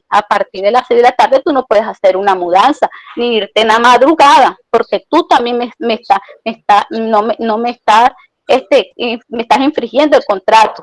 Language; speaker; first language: Spanish; native; Spanish